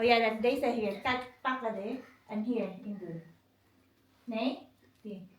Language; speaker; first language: Dutch; non-native, learner; Filipino